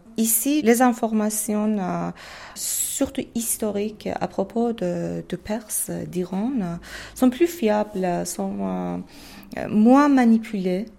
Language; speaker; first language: French; non-native, fluent; Persian